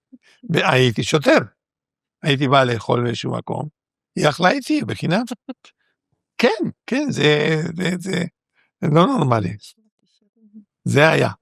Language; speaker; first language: Hebrew; non-native, fluent; Spanish